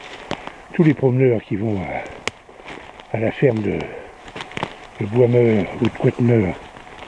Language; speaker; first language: French; native; French